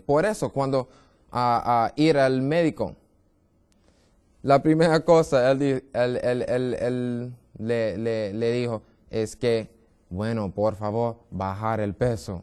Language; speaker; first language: Spanish; non-native, learner; English